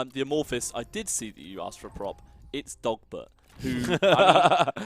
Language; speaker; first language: English; native; English